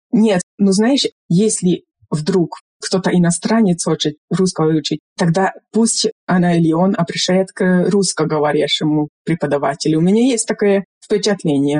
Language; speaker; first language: Russian; non-native, fluent; Hungarian